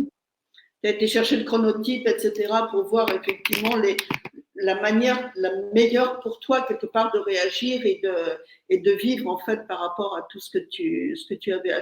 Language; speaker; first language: French; native; French